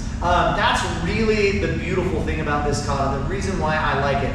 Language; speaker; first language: English; native; English